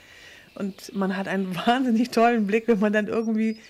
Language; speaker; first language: German; native; German